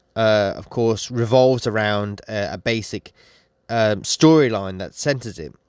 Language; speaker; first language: English; native; English